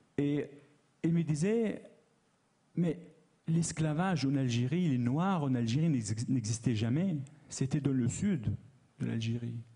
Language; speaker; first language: French; non-native, fluent; Arabic